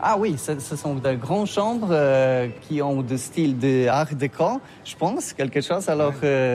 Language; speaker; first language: French; non-native, learner; Polish